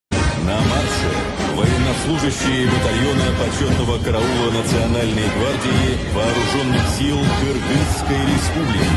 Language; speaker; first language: Russian; native; Russian